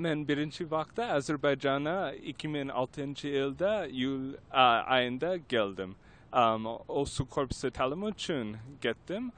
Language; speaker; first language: Turkish; non-native, learner; English